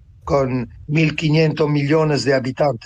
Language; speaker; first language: Spanish; non-native, fluent; Italian